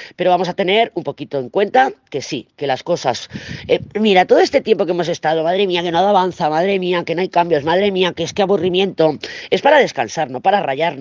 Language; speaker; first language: Spanish; native; Spanish